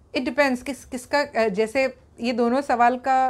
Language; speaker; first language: Hindi; native; Hindi